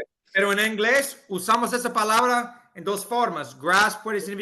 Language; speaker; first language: Spanish; non-native, fluent; English